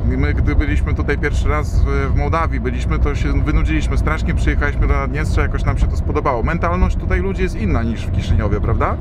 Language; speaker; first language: Polish; native; Polish